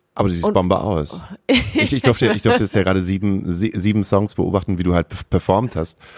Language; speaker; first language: German; native; German